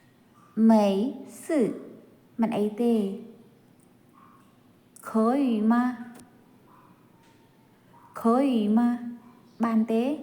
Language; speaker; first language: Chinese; non-native, fluent; Khmer